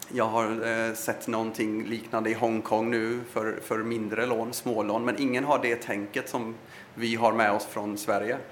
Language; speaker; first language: Swedish; early bilingual, other home language; Persian